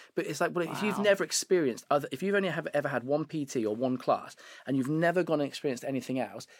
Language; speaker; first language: English; native; English